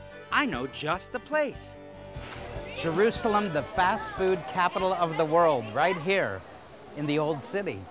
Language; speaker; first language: English; native; English